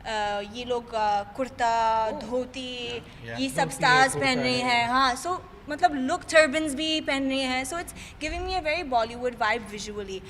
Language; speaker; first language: Hindi; non-native, fluent; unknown